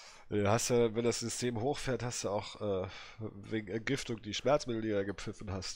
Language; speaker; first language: German; early bilingual, other home language; French